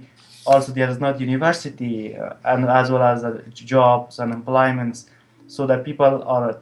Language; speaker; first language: English; non-native, fluent; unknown